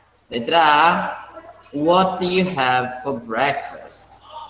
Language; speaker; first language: English; non-native, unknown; Portuguese